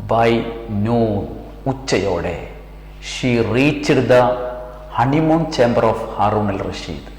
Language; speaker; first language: English; non-native, local second language; Malayalam